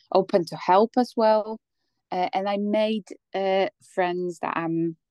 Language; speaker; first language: English; non-native, fluent; Polish